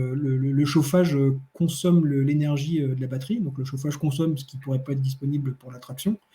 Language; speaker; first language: French; native; French